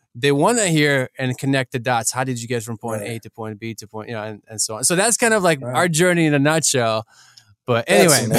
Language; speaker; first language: English; early bilingual, other home language; Ukrainian